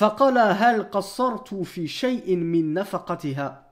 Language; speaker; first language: Arabic; non-native, fluent; French